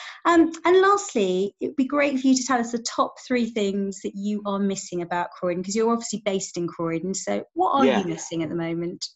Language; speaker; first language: English; native; English